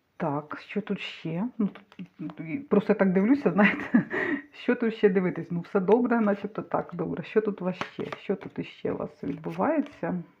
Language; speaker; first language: Ukrainian; non-native, local second language; Russian